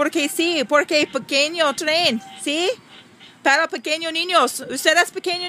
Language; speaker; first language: Spanish; non-native, learner; English